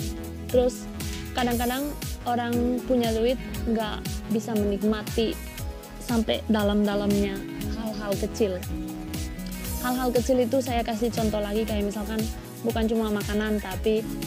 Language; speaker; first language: Indonesian; non-native, fluent; Spanish